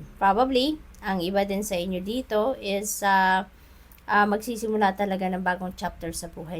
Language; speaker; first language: Filipino; native; Filipino